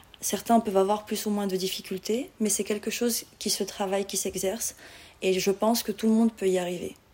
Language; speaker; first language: French; non-native, local second language; Arabic